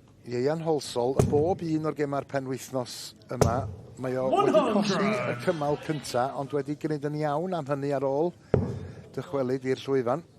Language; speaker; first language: Welsh; native; Welsh